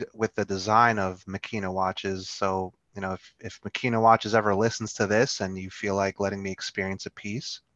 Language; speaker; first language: English; early bilingual, other home language; Filipino